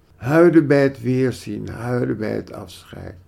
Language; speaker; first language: Dutch; early bilingual, other home language; Indonesian